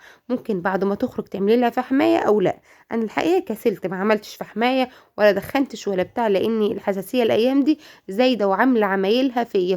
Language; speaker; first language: Arabic; native; Arabic